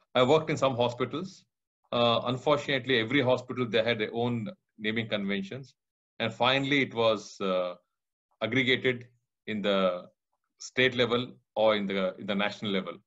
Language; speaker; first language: English; non-native, local second language; Kannada